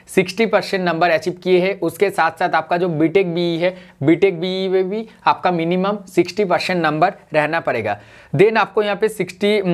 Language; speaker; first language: Hindi; non-native, local second language; Bangla